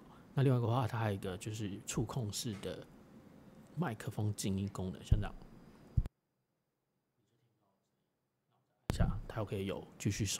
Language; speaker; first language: Chinese; native; Chinese